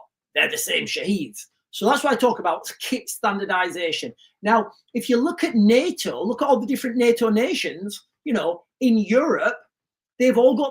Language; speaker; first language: English; native; English